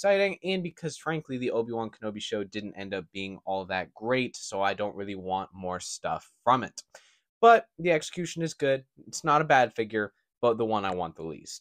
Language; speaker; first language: English; native; English